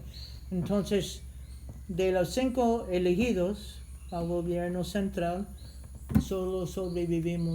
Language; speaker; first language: Spanish; non-native, fluent; English